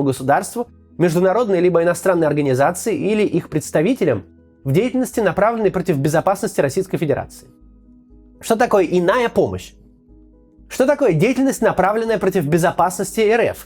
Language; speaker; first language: Russian; native; Russian